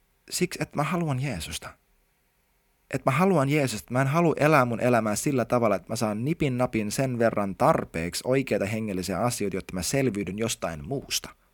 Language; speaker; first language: Finnish; native; Finnish